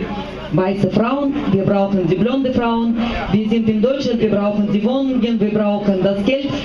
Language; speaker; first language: German; non-native, fluent; Russian